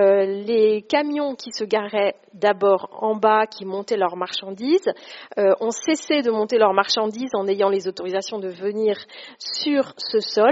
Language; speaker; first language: French; native; French